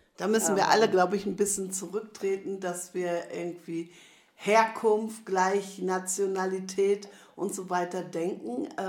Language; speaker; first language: German; native; German